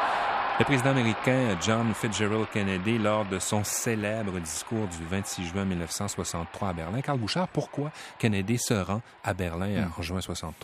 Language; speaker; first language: French; native; French